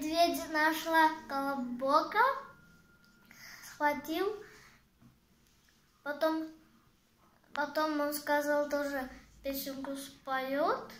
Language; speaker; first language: Russian; non-native, learner; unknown